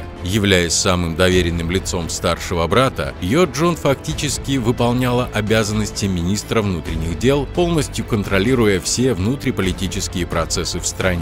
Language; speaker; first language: Russian; native; Russian